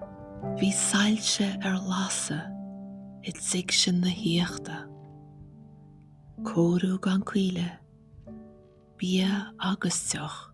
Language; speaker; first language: Irish; native; Irish